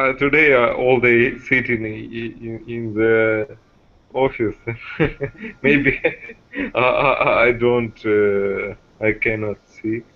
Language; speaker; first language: English; non-native, learner; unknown